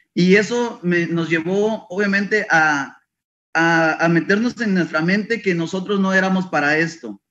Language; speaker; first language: Spanish; native; Spanish